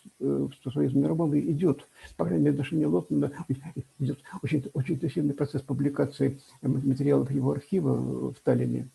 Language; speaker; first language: Russian; native; Russian